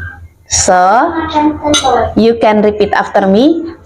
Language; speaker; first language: English; non-native, learner; Indonesian